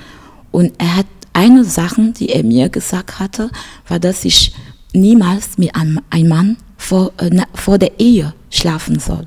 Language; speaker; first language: German; non-native, fluent; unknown